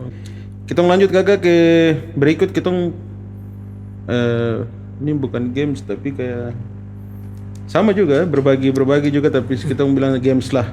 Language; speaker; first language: Malay; native; Malay